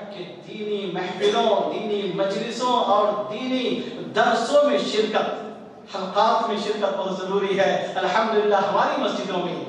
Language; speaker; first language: Urdu; native; Urdu